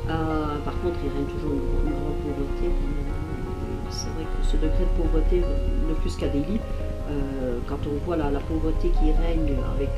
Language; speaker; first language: French; native; French